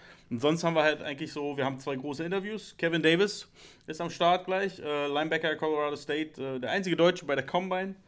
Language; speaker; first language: German; native; German